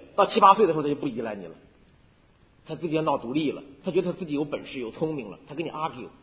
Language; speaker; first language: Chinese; native; Chinese